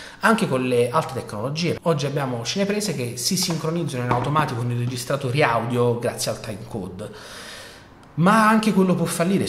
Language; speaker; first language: Italian; native; Italian